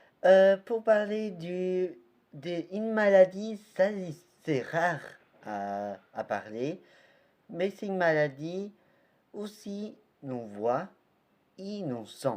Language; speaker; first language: French; non-native, learner; Portuguese